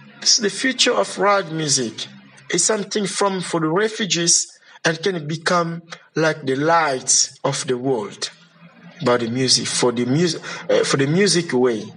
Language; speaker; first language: English; non-native, learner; Lingala